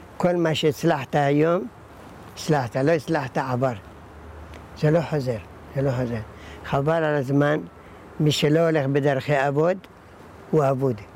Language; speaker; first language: Hebrew; early bilingual, other home language; Arabic